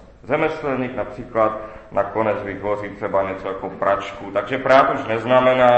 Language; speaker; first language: Czech; native; Czech